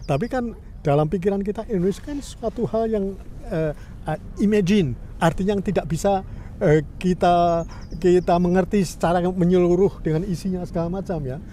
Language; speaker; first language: Indonesian; native; Indonesian